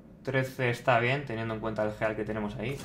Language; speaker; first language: Spanish; native; Spanish